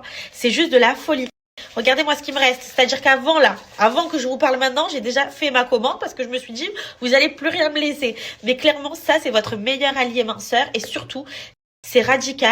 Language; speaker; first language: French; native; French